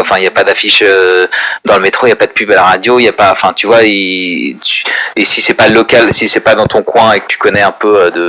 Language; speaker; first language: French; native; French